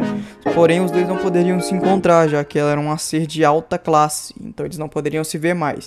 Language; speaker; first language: Portuguese; native; Portuguese